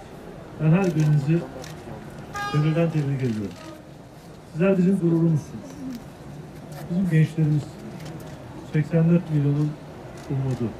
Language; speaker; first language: Turkish; native; Turkish